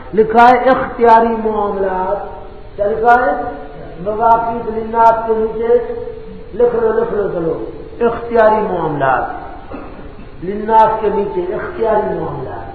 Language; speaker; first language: Urdu; non-native, local second language; Punjabi